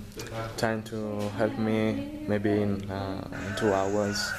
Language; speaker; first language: English; non-native, learner; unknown